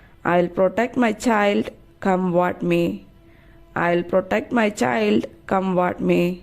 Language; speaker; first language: English; non-native, local second language; Malayalam